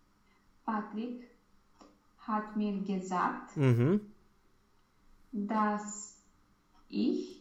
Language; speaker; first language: German; non-native, learner; Romanian